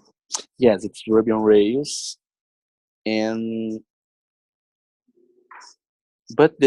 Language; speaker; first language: English; non-native, learner; Portuguese